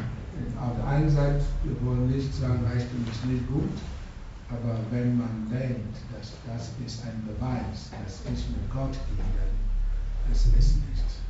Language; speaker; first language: German; non-native, learner; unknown